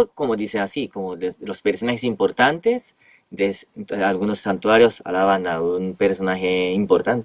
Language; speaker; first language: Spanish; non-native, fluent; Japanese